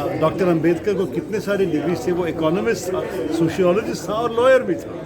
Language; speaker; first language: Hindi; non-native, local second language; Malayalam